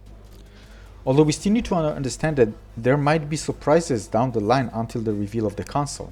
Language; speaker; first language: English; non-native, fluent; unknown